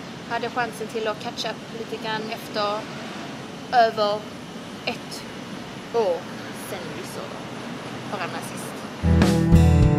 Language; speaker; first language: Swedish; native; Swedish